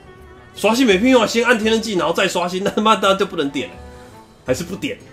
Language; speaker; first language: Chinese; native; Chinese